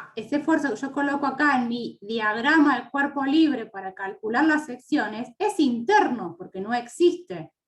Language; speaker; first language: Spanish; native; Spanish